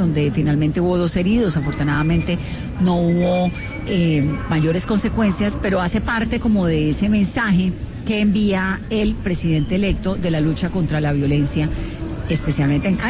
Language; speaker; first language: Spanish; native; Spanish